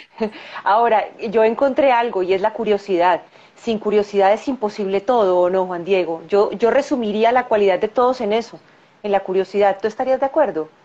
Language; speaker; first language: Spanish; native; Spanish